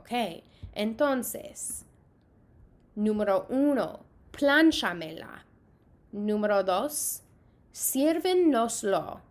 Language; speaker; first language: Spanish; non-native, fluent; English